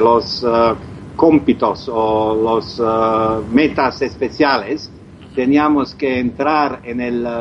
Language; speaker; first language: Spanish; non-native, learner; Croatian